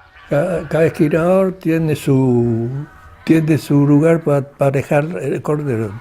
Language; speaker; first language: Spanish; non-native, local second language; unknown